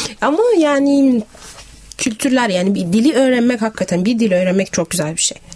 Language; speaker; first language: Turkish; non-native, fluent; Arabic